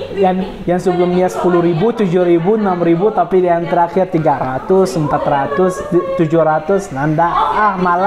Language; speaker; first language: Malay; non-native, learner; Arabic